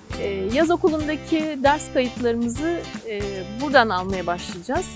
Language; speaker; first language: Turkish; native; Turkish